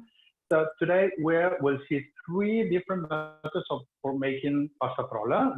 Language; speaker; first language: English; non-native, fluent; Italian